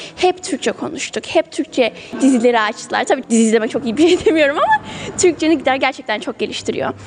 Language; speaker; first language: Turkish; early bilingual, heritage; Turkish